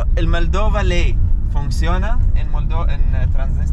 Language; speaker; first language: Spanish; non-native, learner; Arabic